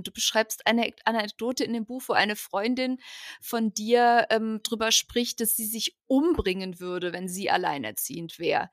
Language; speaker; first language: German; native; German